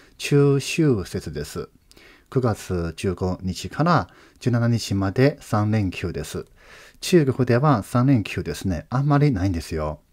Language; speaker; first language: Japanese; non-native, fluent; Chinese